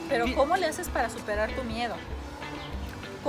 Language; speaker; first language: Spanish; native; Spanish